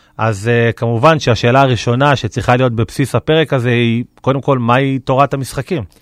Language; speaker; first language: Hebrew; native; Hebrew